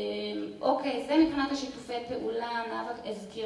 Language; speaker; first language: Hebrew; native; Hebrew